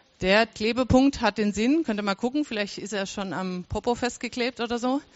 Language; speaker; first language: German; native; German